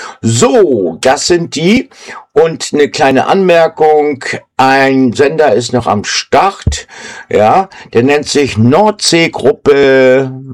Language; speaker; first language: German; native; German